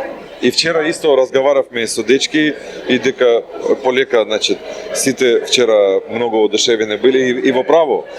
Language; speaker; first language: Macedonian; non-native, fluent; Russian